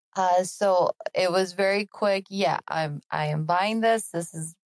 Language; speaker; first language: English; native; English